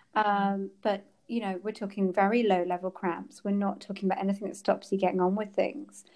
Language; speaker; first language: English; native; English